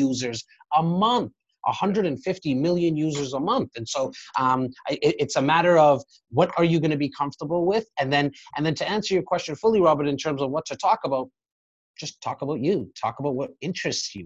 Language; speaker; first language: English; native; English